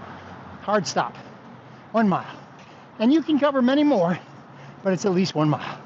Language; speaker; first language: English; native; English